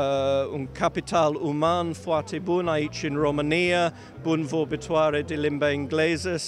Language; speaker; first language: Romanian; non-native, learner; English